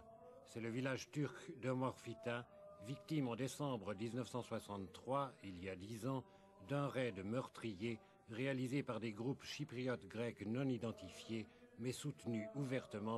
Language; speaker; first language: French; native; French